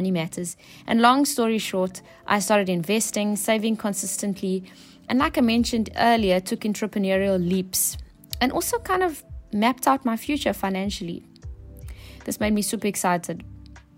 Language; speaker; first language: English; native; English